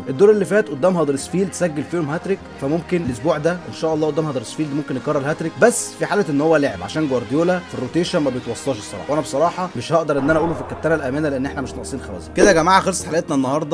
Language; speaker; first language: Arabic; native; Arabic